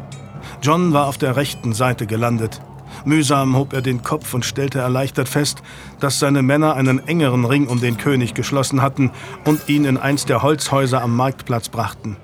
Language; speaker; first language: German; native; German